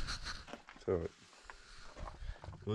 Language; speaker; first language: French; native; French